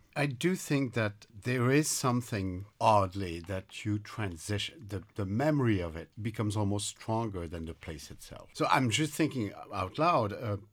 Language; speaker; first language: English; non-native, fluent; French